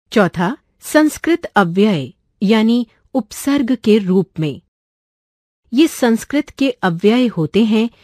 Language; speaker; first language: Hindi; non-native, local second language; Marathi